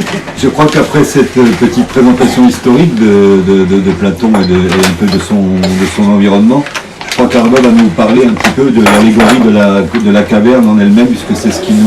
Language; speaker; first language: French; native; French